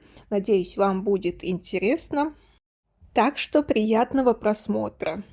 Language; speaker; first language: Russian; native; Russian